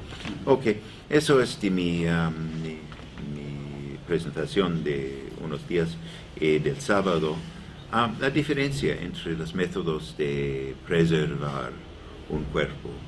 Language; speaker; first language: Spanish; non-native, learner; English